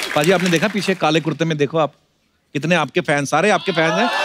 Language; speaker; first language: Hindi; native; Hindi